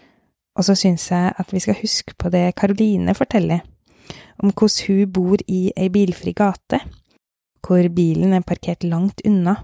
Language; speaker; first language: Norwegian; native; Norwegian